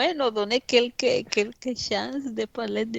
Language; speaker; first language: French; non-native, fluent; Spanish